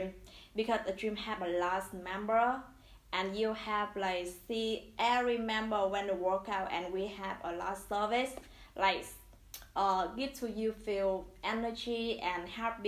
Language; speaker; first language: English; non-native, learner; Vietnamese